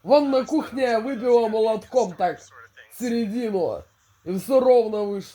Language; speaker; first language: Russian; native; Russian